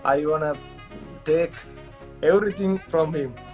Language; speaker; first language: English; non-native, local second language; Sinhala